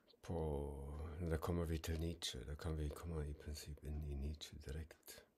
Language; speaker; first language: Swedish; non-native, fluent; German